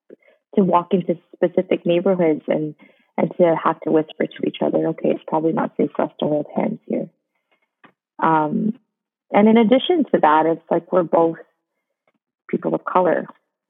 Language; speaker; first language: English; native; English